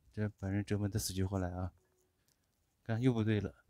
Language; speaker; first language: Chinese; native; Chinese